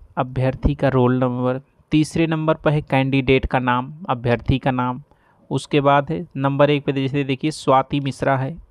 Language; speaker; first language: Hindi; native; Hindi